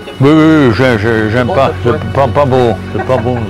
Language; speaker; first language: French; non-native, learner; German